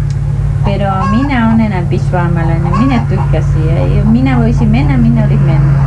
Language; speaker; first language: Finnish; early bilingual, heritage; Finnish